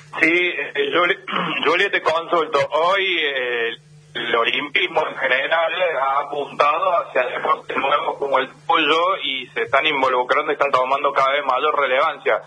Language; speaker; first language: Spanish; native; Spanish